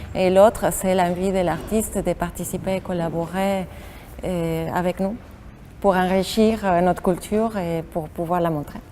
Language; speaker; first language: French; non-native, fluent; Spanish